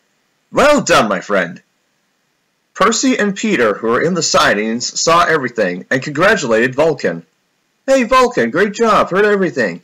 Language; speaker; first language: English; native; English